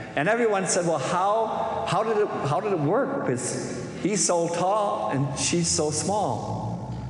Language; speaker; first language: English; native; English